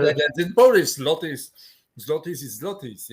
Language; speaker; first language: English; non-native, fluent; Polish